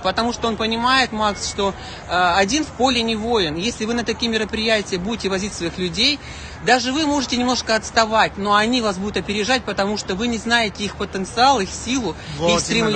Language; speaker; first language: Russian; native; Russian